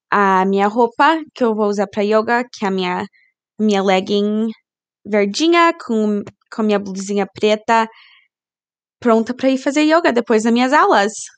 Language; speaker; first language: Portuguese; early bilingual, heritage; Portuguese